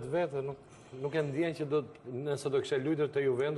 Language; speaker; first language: Albanian; native; Albanian